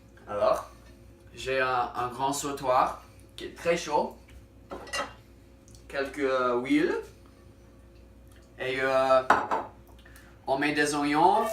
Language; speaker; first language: French; non-native, learner; English